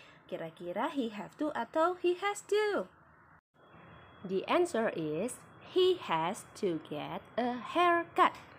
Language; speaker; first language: English; non-native, fluent; Indonesian